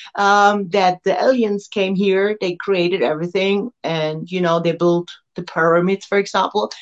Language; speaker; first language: English; non-native, fluent; German